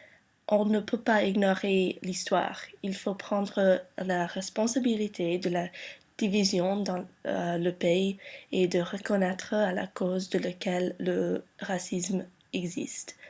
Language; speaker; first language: French; non-native, learner; English